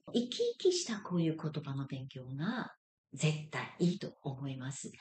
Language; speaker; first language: Japanese; non-native, fluent; Chinese